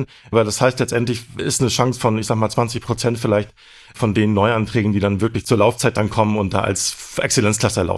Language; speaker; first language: German; native; German